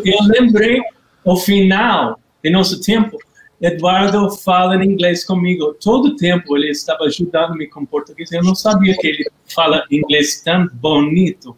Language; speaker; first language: Portuguese; non-native, learner; English